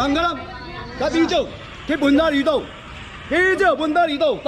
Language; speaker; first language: Filipino; non-native, learner; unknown